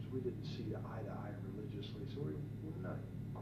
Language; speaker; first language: English; native; English